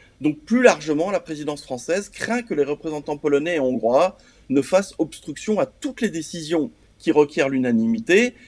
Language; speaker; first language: French; native; French